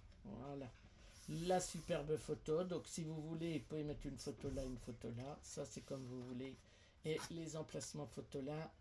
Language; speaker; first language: French; native; French